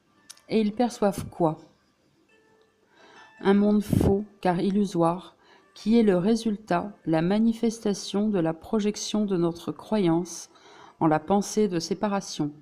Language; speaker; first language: French; native; French